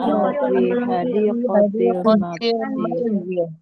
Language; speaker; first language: Arabic; non-native, learner; Indonesian